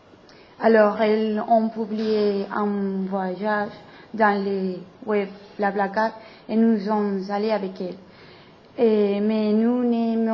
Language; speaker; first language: French; non-native, learner; Spanish